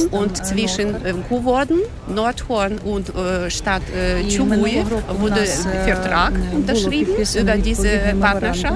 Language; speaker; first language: German; non-native, fluent; Ukrainian